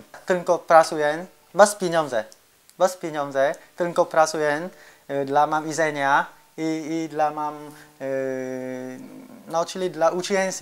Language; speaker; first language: Polish; non-native, learner; Vietnamese